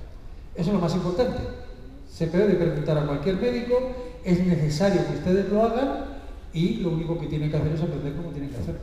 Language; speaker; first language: Spanish; native; Spanish